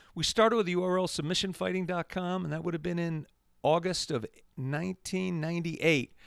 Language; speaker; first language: English; native; English